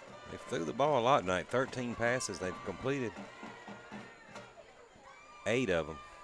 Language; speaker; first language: English; native; English